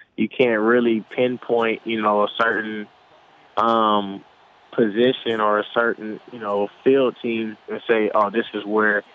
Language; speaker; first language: English; native; English